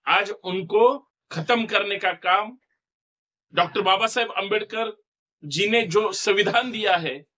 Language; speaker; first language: Hindi; non-native, local second language; Marathi